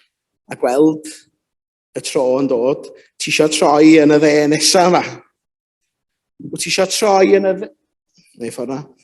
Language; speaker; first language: Welsh; native; Welsh